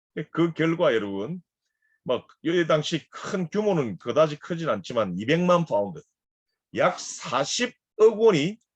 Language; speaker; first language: Korean; native; Korean